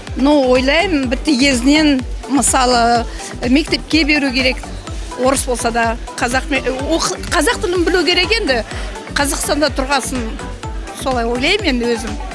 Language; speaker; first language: Kazakh; non-native, local second language; Russian